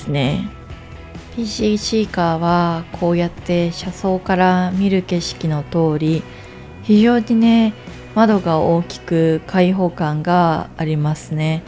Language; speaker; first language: Japanese; native; Japanese